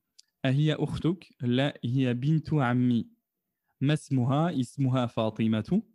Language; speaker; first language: Arabic; non-native, fluent; French